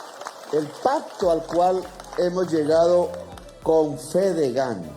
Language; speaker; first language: Spanish; native; Spanish